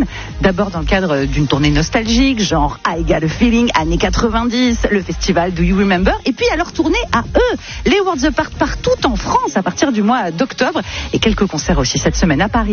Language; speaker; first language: French; native; French